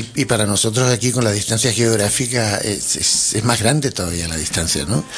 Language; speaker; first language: Spanish; native; Spanish